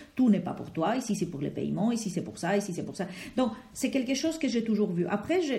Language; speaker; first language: French; non-native, fluent; Spanish